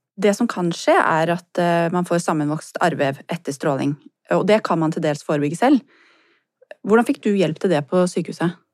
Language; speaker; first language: Norwegian; native; Norwegian